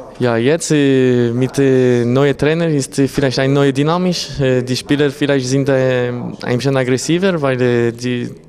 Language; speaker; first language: German; non-native, local second language; French